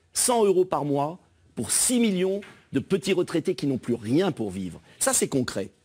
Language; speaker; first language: French; native; French